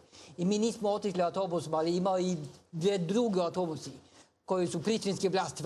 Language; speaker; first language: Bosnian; non-native, fluent; Norwegian